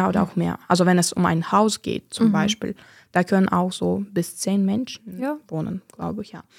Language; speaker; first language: German; non-native, fluent; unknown